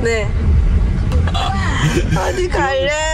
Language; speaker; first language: Korean; non-native, learner; Persian